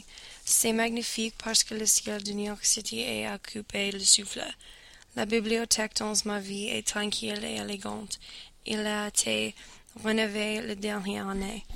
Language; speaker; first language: French; non-native, learner; English